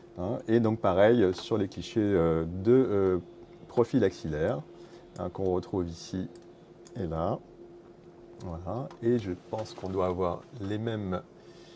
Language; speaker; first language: French; native; French